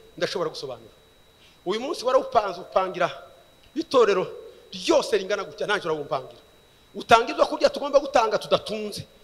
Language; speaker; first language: Kinyarwanda; early bilingual, heritage; Kinyarwanda